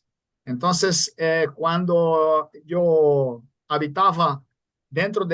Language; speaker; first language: Spanish; non-native, fluent; Portuguese